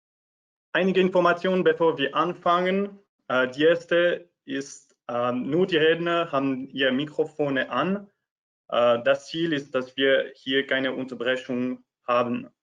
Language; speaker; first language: German; non-native, fluent; French